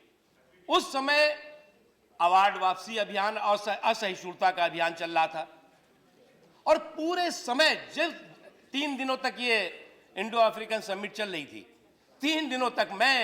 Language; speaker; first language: Hindi; native; Hindi